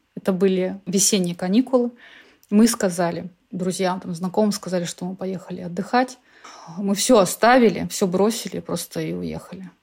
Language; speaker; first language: Russian; native; Russian